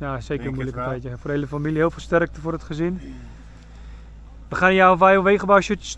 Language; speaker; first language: Dutch; native; Dutch